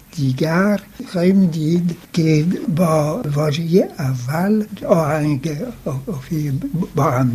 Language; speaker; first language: Persian; non-native, fluent; French